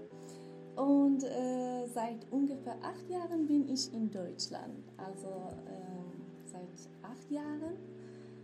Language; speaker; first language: German; non-native, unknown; Kurdish